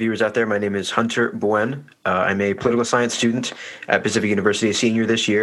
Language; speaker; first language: English; native; English